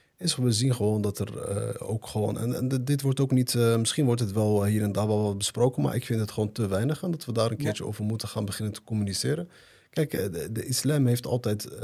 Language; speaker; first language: Dutch; early bilingual, other home language; Arabic